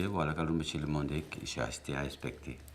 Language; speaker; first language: French; non-native, learner; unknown